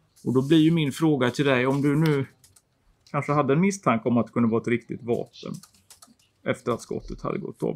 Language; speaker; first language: Swedish; native; Swedish